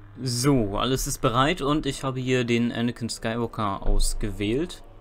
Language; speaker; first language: German; native; German